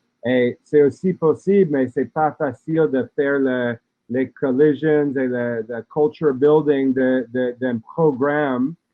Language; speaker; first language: French; non-native, learner; English